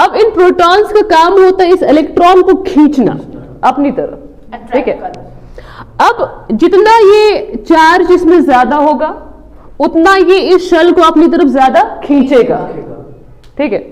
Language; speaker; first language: Hindi; non-native, local second language; Kashmiri